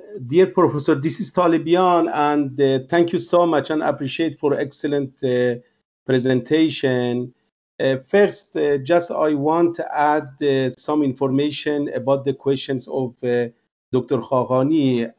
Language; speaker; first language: English; non-native, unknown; Persian